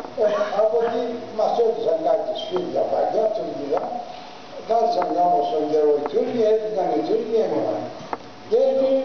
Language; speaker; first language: Greek; early bilingual, other home language; Turkish